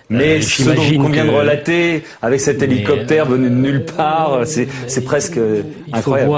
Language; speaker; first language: French; native; French